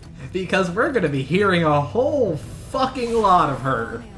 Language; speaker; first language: English; native; English